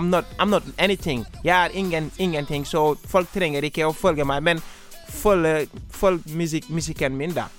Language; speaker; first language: Norwegian; non-native, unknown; Wolof